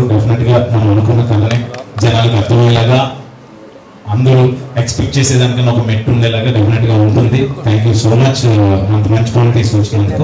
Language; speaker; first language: Telugu; native; Telugu